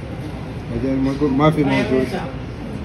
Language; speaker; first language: Arabic; non-native, learner; Bangla